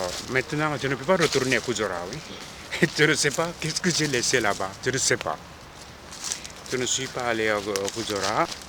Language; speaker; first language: French; non-native, fluent; Korean